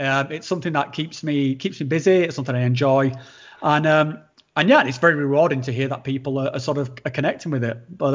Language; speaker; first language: English; native; English